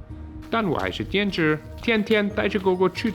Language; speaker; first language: Chinese; native; Chinese